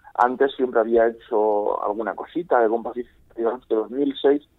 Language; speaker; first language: Spanish; native; Spanish